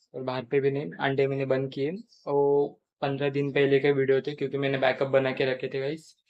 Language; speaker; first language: Hindi; non-native, local second language; Marathi